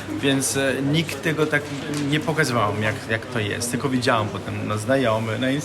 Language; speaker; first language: Polish; non-native, learner; Italian